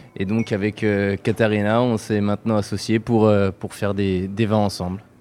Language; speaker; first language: French; native; French